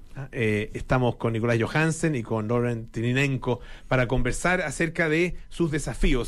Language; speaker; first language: Spanish; native; Spanish